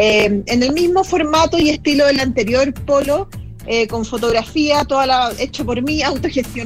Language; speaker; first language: Spanish; native; Spanish